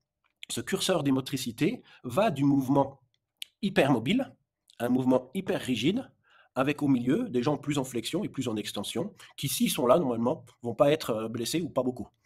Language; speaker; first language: French; native; French